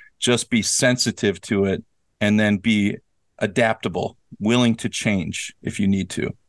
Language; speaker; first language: English; native; English